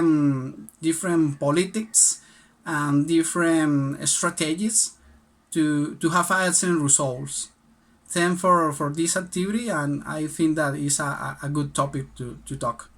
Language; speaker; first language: English; non-native, learner; Spanish